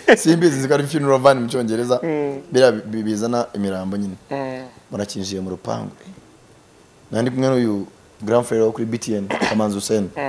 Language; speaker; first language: Kinyarwanda; early bilingual, heritage; Kinyarwanda